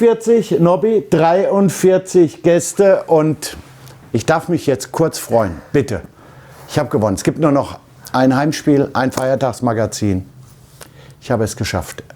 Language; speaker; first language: German; native; German